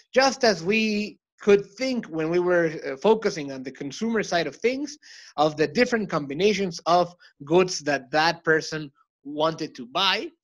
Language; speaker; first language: English; non-native, fluent; Spanish